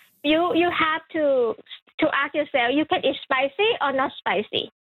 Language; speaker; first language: English; non-native, fluent; Thai